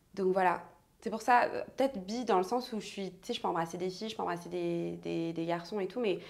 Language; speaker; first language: French; native; French